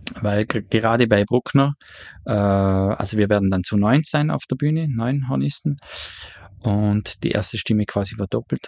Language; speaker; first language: German; native; German